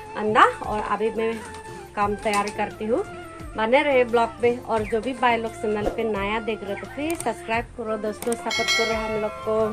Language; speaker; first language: Hindi; non-native, local second language; Chakma